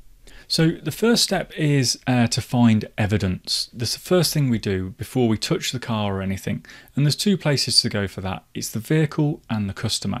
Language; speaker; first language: English; native; English